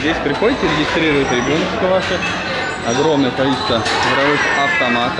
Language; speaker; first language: Russian; native; Russian